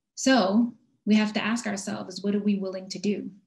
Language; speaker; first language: English; native; English